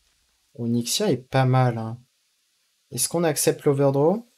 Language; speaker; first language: French; native; French